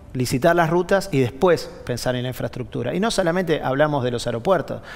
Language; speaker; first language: Spanish; native; Spanish